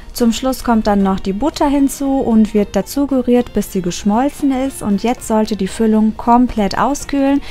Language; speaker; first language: German; early bilingual, other home language; Turkish